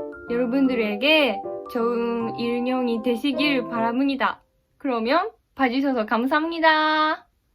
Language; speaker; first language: Korean; non-native, learner; Japanese